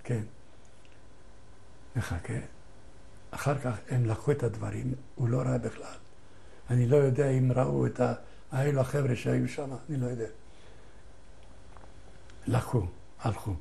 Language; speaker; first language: Hebrew; non-native, fluent; Ladino